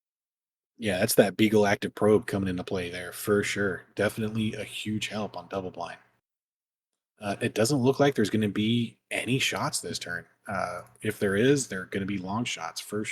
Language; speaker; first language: English; native; English